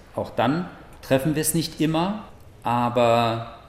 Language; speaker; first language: German; native; German